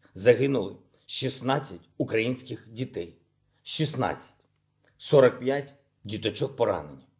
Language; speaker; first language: Ukrainian; non-native, local second language; Russian